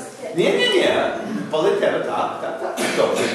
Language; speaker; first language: Polish; non-native, learner; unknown